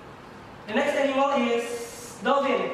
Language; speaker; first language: English; non-native, learner; Indonesian